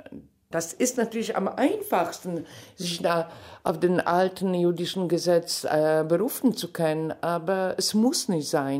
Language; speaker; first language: German; non-native, fluent; Polish